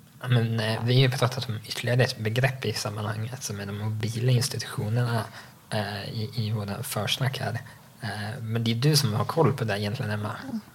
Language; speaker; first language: Swedish; native; Swedish